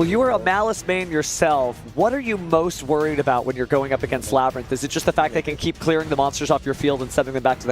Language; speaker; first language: English; native; English